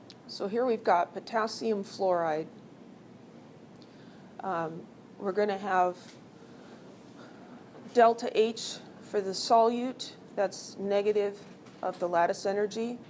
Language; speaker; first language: English; native; English